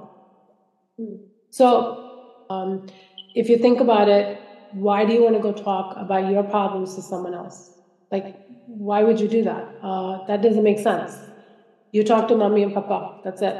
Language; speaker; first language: English; non-native, local second language; Malayalam